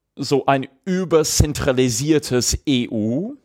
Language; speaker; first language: German; non-native, fluent; English